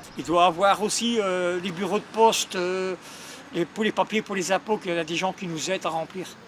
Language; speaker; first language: French; native; French